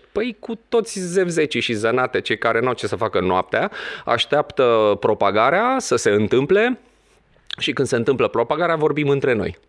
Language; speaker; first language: Romanian; non-native, local second language; Hungarian